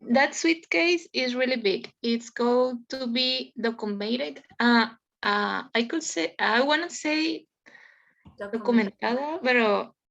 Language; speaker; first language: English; non-native, learner; Spanish